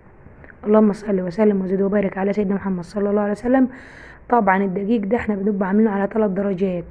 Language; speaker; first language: Arabic; native; Arabic